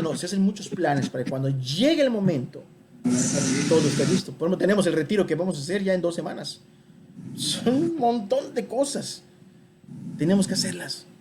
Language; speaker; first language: Spanish; native; Spanish